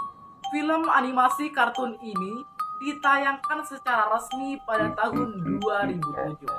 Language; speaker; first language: Indonesian; native; Indonesian